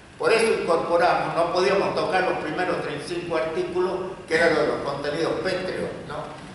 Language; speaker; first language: Spanish; native; Spanish